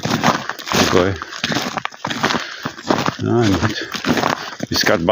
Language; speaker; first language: Russian; non-native, learner; English